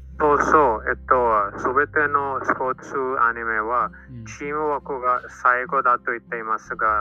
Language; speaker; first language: Japanese; non-native, learner; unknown